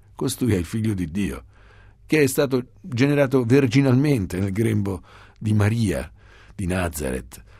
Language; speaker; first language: Italian; native; Italian